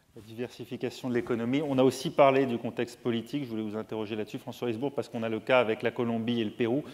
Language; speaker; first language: French; native; French